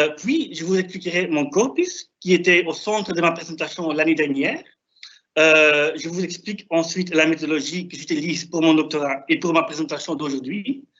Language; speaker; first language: French; non-native, fluent; German